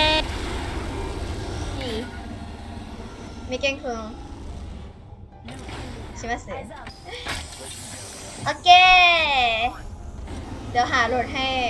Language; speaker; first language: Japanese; non-native, learner; Thai